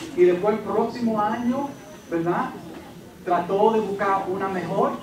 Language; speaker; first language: Spanish; early bilingual, heritage; Spanish